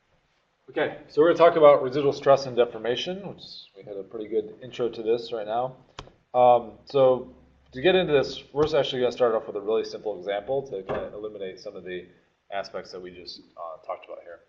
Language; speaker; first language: English; native; English